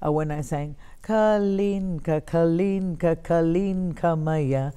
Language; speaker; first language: Bangla; non-native, learner; Tamil